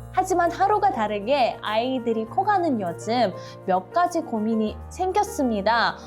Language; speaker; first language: Korean; non-native, fluent; Russian